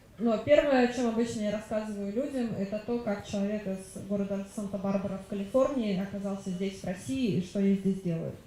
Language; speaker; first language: Russian; native; Russian